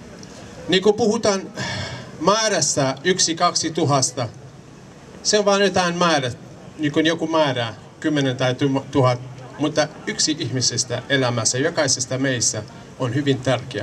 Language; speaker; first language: Finnish; non-native, learner; Kurdish